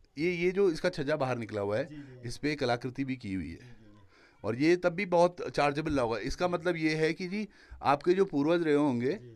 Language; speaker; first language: Hindi; native; Hindi